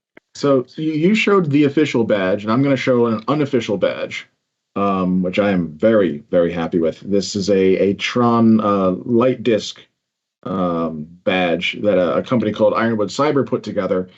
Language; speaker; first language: English; native; English